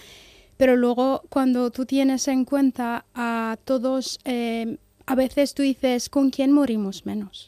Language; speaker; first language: Spanish; non-native, fluent; Persian